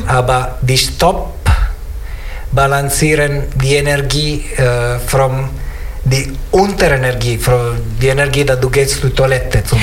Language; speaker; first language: German; non-native, learner; Italian